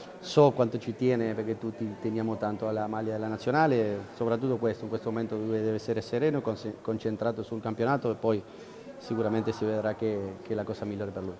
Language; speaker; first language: Italian; non-native, fluent; Spanish